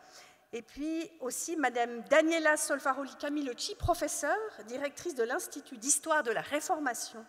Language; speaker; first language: French; native; French